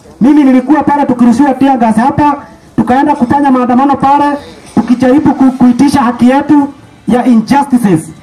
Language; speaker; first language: Swahili; non-native, local second language; Kikuyu